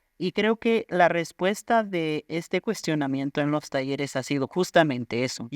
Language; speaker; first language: Spanish; non-native, local second language; Aymara